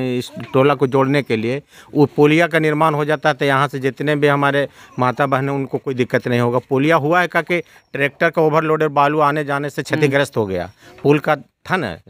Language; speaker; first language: Hindi; native; Hindi